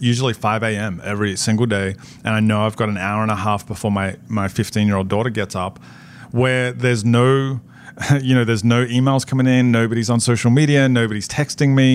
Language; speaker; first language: English; native; English